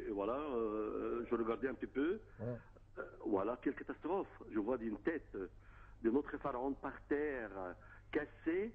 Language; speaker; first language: French; non-native, fluent; Arabic